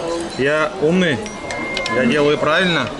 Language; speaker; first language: Russian; native; Russian